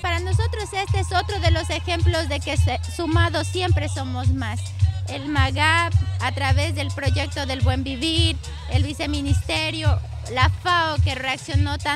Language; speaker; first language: Spanish; native; Spanish